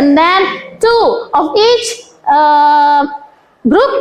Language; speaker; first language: English; non-native, fluent; Indonesian